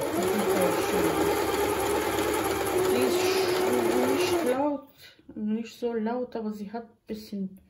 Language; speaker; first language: German; non-native, fluent; Croatian